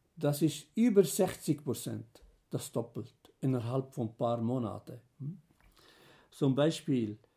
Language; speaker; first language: German; non-native, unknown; Arabic